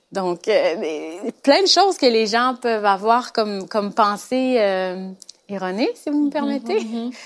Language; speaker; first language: French; native; French